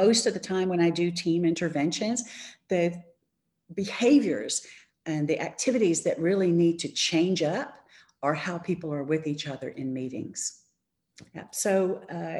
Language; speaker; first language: English; native; English